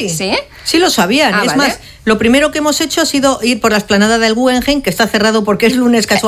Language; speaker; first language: Spanish; native; Spanish